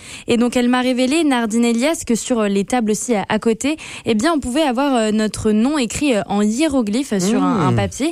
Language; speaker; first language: French; native; French